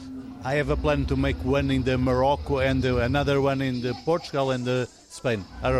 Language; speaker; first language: English; non-native, learner; Portuguese